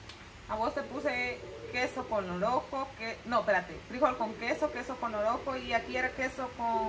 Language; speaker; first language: Spanish; native; Spanish